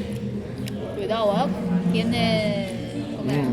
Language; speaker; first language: Spanish; non-native, fluent; Chinese